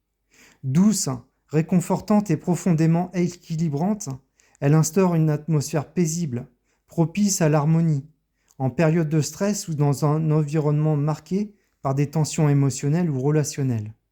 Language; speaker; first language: French; native; French